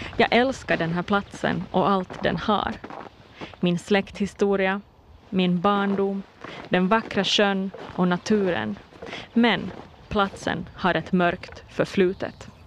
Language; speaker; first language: Swedish; native; Swedish